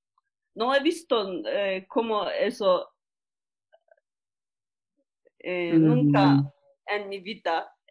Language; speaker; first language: Spanish; non-native, learner; Turkish